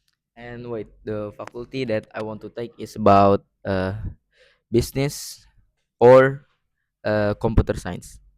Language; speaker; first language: English; non-native, learner; Indonesian